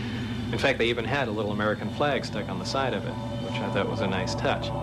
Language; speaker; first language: English; native; English